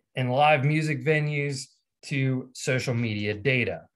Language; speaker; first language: English; native; English